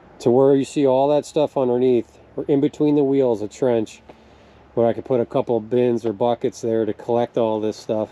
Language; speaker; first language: English; native; English